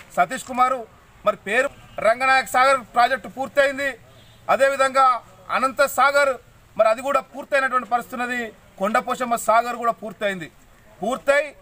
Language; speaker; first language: Telugu; native; Telugu